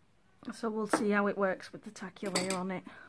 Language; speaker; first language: English; native; English